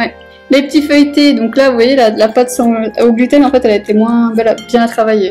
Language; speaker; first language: French; native; French